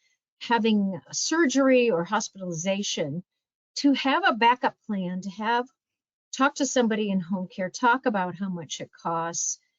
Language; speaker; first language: English; native; English